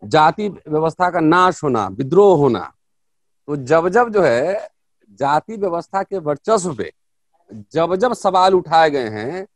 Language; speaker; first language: Hindi; native; Hindi